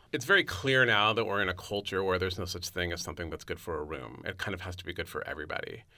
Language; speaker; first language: English; native; English